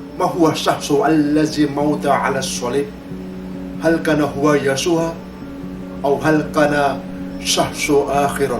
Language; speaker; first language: Arabic; non-native, learner; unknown